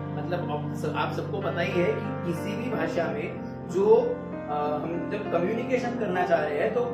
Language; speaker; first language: Hindi; native; Hindi